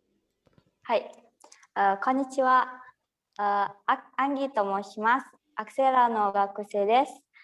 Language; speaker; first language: Japanese; non-native, learner; Indonesian